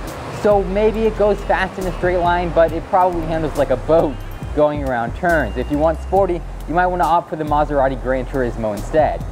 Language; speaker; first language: English; native; English